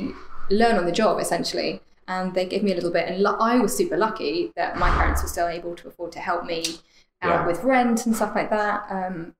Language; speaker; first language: English; native; English